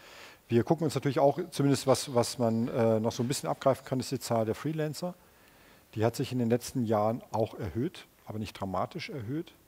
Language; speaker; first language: German; native; German